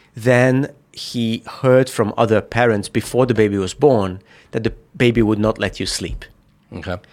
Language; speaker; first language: English; non-native, fluent; Hungarian